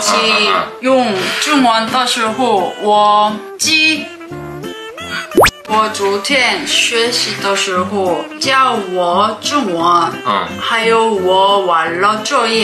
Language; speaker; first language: Chinese; non-native, learner; Korean